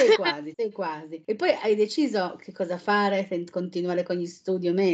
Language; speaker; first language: Italian; native; Italian